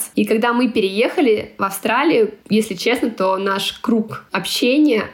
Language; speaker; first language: Russian; non-native, local second language; Tatar